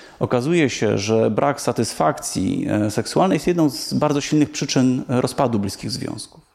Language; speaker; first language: Polish; native; Polish